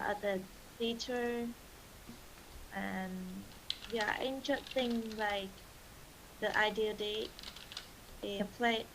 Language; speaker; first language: English; non-native, learner; Vietnamese